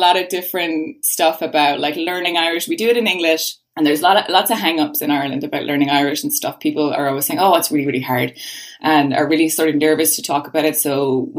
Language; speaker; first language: English; native; English